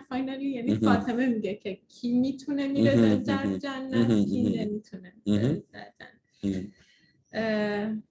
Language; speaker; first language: Persian; early bilingual, heritage; Persian